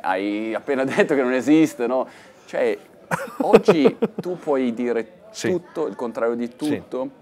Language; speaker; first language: Italian; native; Italian